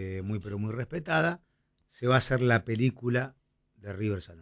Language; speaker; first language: Spanish; native; Spanish